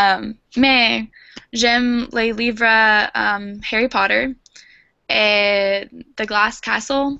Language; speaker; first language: French; non-native, learner; English